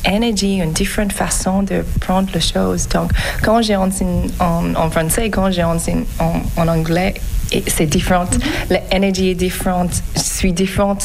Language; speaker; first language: French; non-native, learner; English